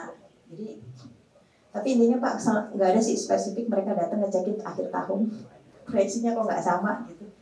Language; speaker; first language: Indonesian; native; Indonesian